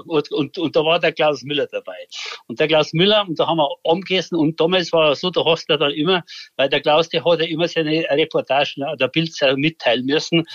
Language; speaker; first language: German; native; German